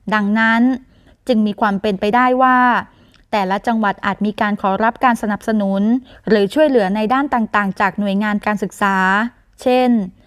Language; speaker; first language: Thai; native; Thai